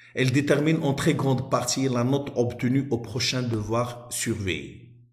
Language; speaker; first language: French; non-native, local second language; Arabic